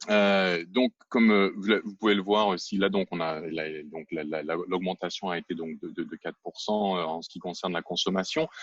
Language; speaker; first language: French; native; French